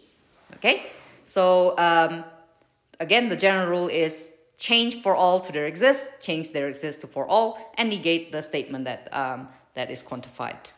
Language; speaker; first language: English; non-native, fluent; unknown